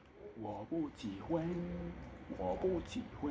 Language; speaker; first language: Chinese; non-native, learner; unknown